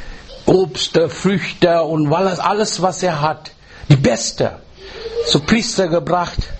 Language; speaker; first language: German; non-native, learner; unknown